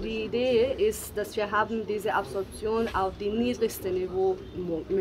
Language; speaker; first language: German; non-native, learner; Bosnian